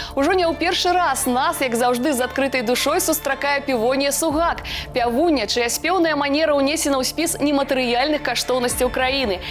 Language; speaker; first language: Belarusian; native; Belarusian